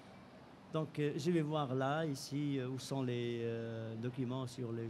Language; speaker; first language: French; non-native, local second language; Arabic